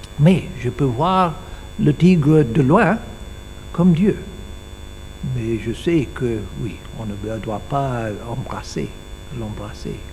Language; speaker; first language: French; non-native, learner; English